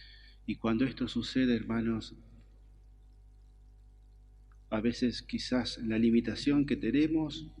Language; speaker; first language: Spanish; native; Spanish